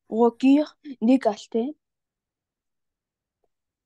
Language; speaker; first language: French; non-native, learner; Arabic